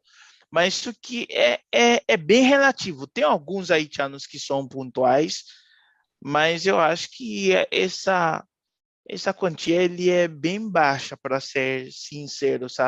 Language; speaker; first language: Portuguese; non-native, fluent; Haitian Creole